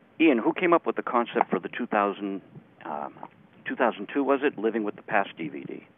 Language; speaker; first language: English; native; English